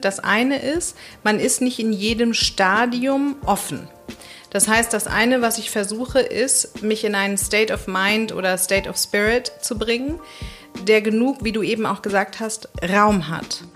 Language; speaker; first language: German; native; German